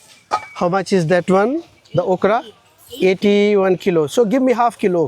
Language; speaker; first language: English; non-native, learner; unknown